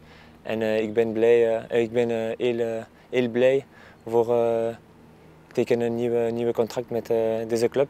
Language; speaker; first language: Dutch; non-native, local second language; Spanish